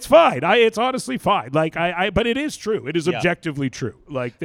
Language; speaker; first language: English; native; English